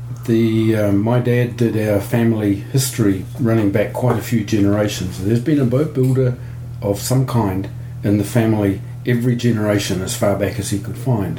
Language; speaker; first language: English; native; English